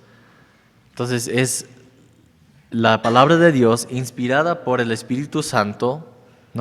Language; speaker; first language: Spanish; non-native, fluent; English